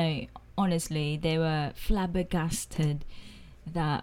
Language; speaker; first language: English; non-native, local second language; Filipino